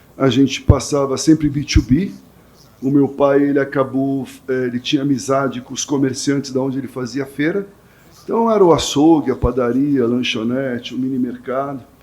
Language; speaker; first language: Portuguese; native; Portuguese